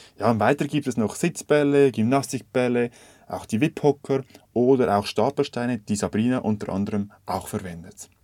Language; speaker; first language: German; native; German